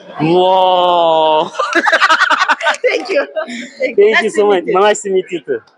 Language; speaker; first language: English; non-native, learner; Turkish